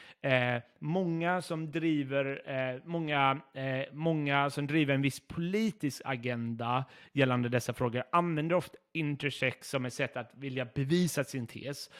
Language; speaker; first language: Swedish; non-native, fluent; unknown